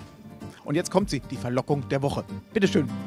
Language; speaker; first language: German; native; German